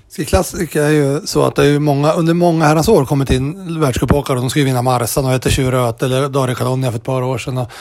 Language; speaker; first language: Swedish; native; Swedish